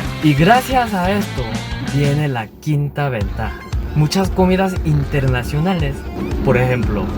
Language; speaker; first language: Spanish; non-native, learner; Korean